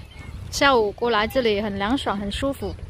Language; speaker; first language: Chinese; non-native, fluent; Vietnamese